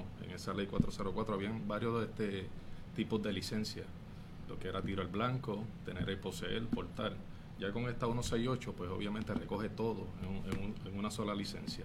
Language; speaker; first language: Spanish; native; Spanish